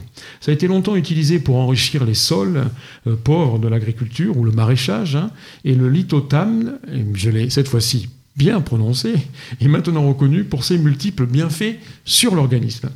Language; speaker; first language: French; native; French